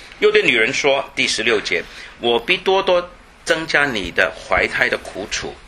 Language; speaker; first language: Chinese; non-native, local second language; Cantonese